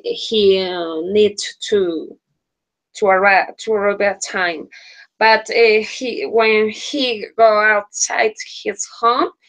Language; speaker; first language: English; non-native, learner; Spanish